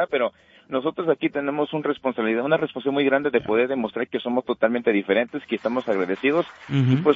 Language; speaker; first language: Spanish; early bilingual, heritage; Spanish